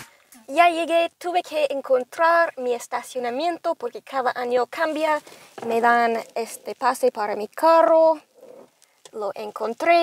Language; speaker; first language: Spanish; non-native, fluent; English